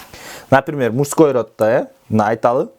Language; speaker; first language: Russian; non-native, fluent; Kyrgyz